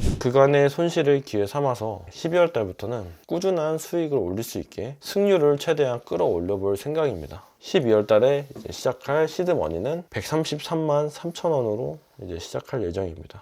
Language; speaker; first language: Korean; native; Korean